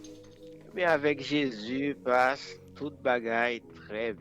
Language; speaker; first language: French; non-native, local second language; Haitian Creole